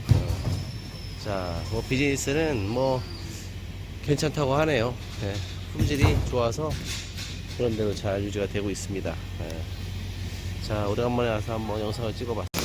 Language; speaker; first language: Korean; native; Korean